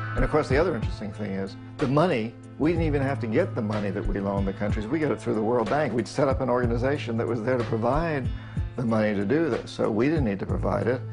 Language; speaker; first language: English; native; English